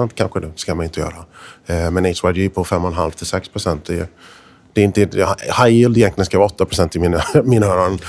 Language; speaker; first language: Swedish; non-native, fluent; English